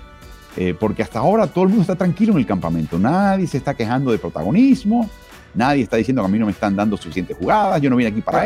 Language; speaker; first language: Spanish; native; Spanish